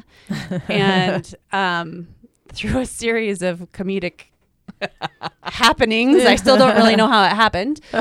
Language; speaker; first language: English; native; English